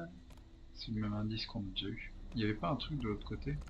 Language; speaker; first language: French; native; French